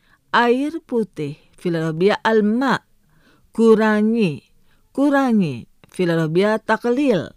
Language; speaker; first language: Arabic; non-native, fluent; Indonesian